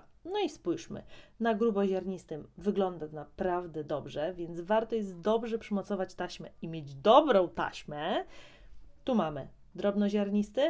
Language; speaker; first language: Polish; native; Polish